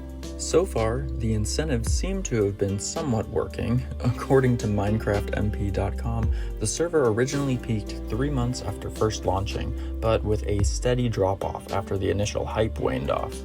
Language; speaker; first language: English; native; English